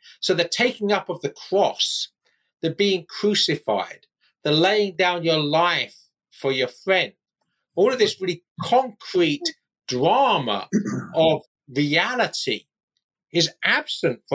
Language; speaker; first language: English; native; English